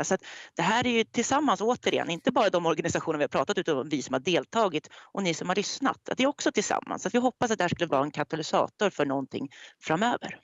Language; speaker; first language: Swedish; native; Swedish